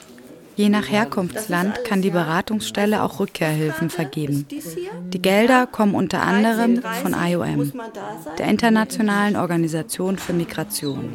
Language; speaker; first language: German; native; German